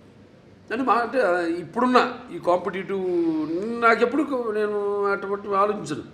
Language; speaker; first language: Telugu; native; Telugu